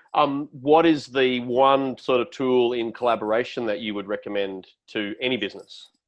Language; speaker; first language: English; native; English